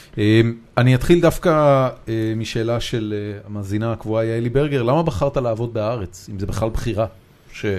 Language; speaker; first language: Hebrew; native; Hebrew